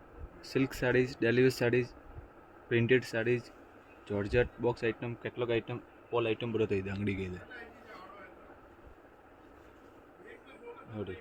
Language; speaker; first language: Kannada; non-native, local second language; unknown